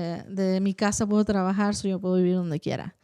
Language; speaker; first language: Spanish; early bilingual, heritage; Spanish